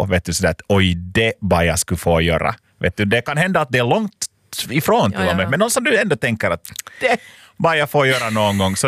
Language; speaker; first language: Swedish; native; Swedish